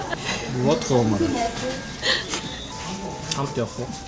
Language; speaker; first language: Mongolian; non-native, fluent; Korean